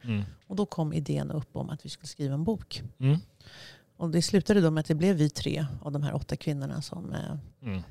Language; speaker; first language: Swedish; native; Swedish